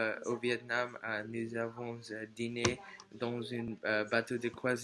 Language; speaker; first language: French; non-native, learner; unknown